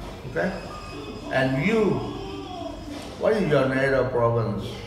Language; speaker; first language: English; non-native, fluent; Vietnamese